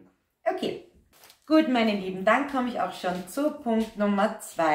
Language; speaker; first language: German; native; German